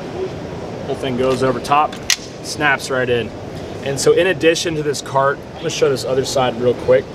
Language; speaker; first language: English; native; English